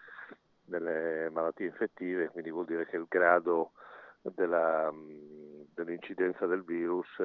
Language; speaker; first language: Italian; native; Italian